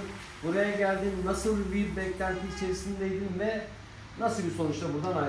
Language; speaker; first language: Turkish; native; Turkish